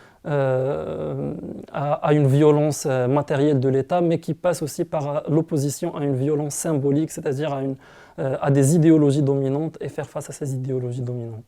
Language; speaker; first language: French; non-native, local second language; Arabic